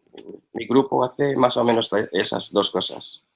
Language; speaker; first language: Spanish; non-native, fluent; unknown